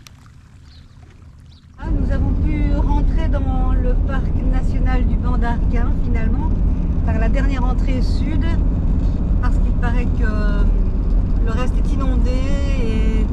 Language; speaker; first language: French; native; French